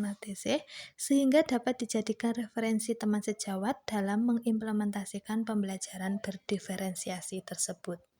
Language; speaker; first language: Indonesian; native; Indonesian